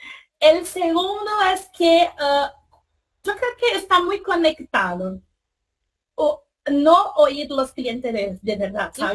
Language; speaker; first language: Spanish; non-native, fluent; Portuguese